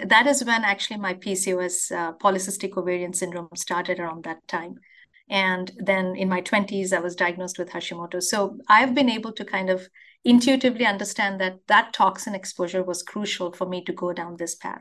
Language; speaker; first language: English; non-native, local second language; Telugu